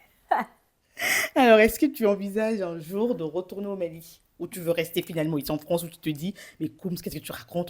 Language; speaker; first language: French; non-native, local second language; Bambara